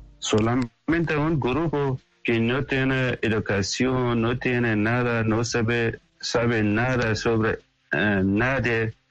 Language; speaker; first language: Spanish; non-native, learner; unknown